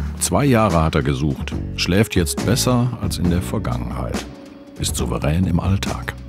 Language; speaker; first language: German; native; German